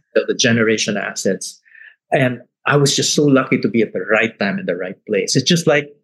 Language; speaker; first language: English; non-native, local second language; Filipino